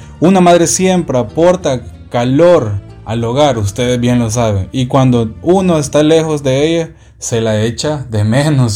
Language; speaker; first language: Spanish; native; Spanish